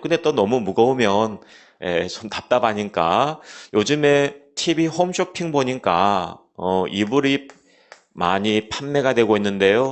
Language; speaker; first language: Korean; native; Korean